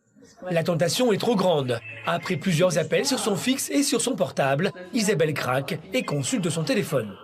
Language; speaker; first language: French; native; French